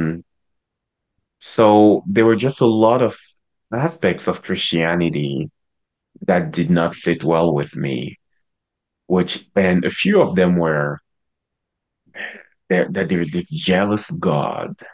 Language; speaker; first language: English; non-native, local second language; French